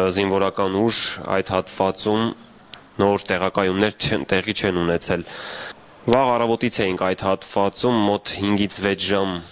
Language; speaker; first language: Armenian; native; Armenian